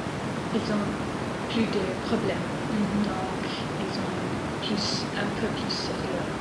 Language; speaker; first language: French; non-native, learner; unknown